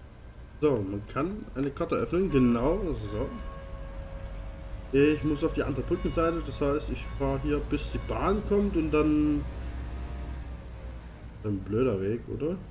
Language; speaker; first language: German; native; German